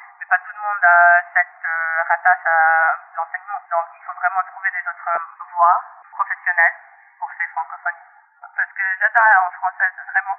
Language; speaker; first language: French; non-native, local second language; English